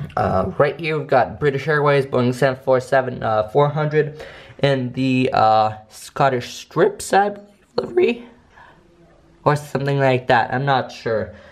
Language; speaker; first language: English; non-native, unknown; Polish